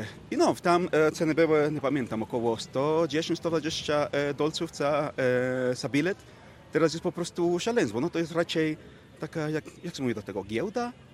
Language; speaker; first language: Polish; non-native, fluent; Spanish